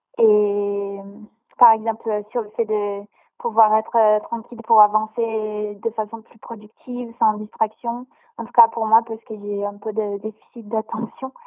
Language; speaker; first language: French; non-native, fluent; Portuguese